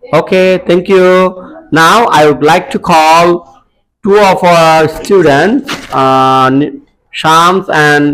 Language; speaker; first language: English; non-native, learner; Bangla